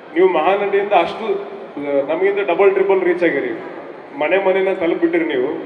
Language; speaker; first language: Kannada; native; Kannada